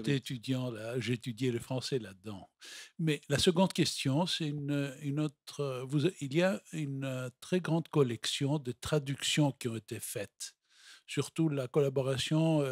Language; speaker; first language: French; non-native, fluent; Greek